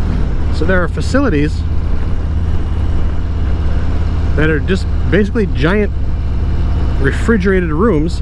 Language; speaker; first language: English; native; English